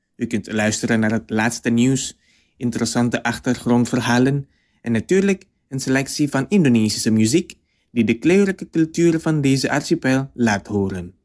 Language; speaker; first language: Dutch; non-native, fluent; Indonesian